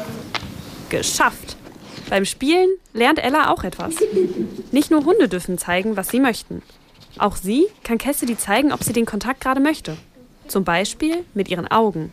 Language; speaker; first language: German; native; German